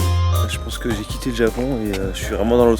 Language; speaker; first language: French; native; French